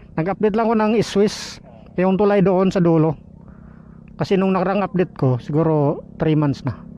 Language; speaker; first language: Filipino; non-native, local second language; Cebuano